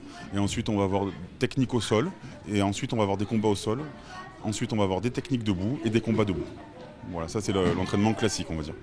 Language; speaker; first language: French; native; French